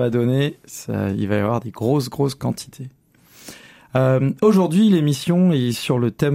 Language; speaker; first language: French; native; French